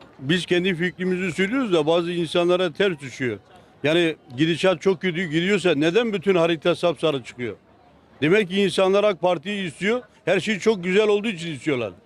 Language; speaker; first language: Turkish; native; Turkish